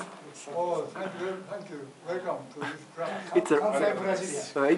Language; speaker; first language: English; non-native, fluent; Chinese